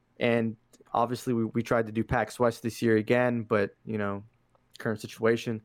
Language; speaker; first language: English; early bilingual, other home language; Arabic